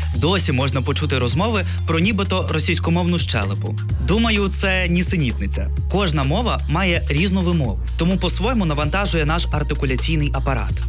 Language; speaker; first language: Ukrainian; non-native, local second language; Russian